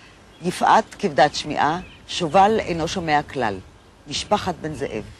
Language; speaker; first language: Hebrew; native; Hebrew